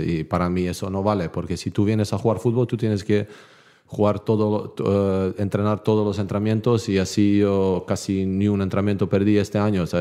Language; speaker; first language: Spanish; non-native, learner; Bosnian